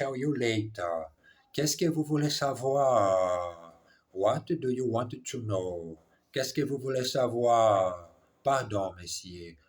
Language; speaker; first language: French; non-native, learner; English